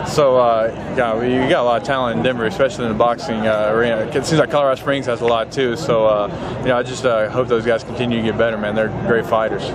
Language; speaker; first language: English; native; English